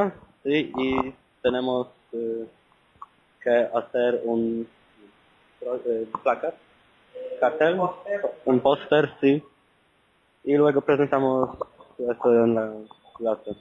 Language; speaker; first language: Spanish; non-native, learner; Polish